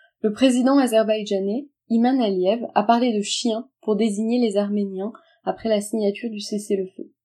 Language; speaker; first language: French; native; French